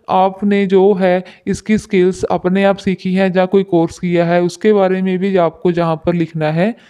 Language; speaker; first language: Hindi; non-native, local second language; Punjabi